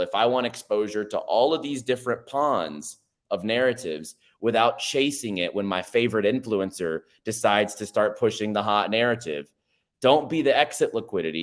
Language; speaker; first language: English; native; English